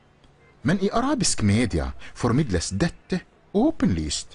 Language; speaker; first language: Norwegian; non-native, fluent; Arabic